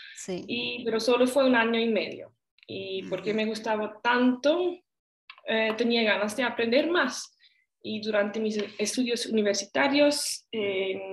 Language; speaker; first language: Spanish; non-native, learner; Swiss German